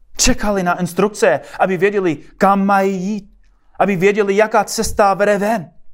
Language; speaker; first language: Czech; non-native, fluent; English